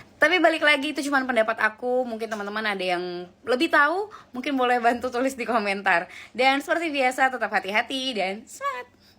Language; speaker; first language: Indonesian; native; Indonesian